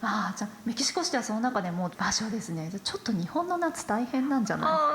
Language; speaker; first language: Japanese; native; Japanese